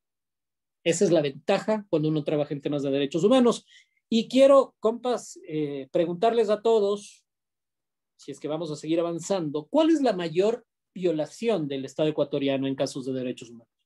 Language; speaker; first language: Spanish; native; Spanish